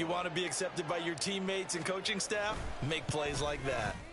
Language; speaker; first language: English; native; English